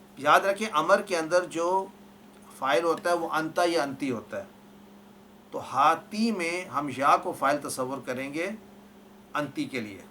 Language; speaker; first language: Urdu; native; Urdu